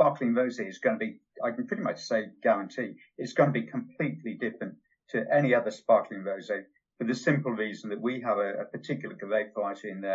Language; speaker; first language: English; native; English